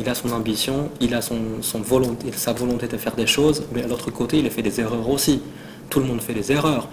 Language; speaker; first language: French; non-native, fluent; Chinese